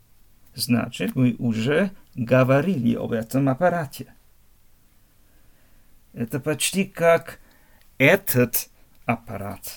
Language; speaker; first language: Russian; non-native, fluent; German